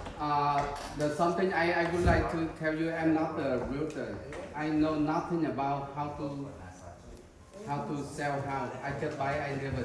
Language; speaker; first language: English; non-native, fluent; Vietnamese